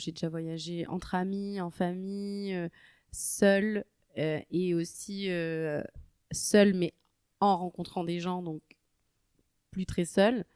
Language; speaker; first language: French; native; French